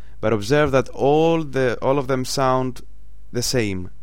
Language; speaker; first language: English; non-native, fluent; Greek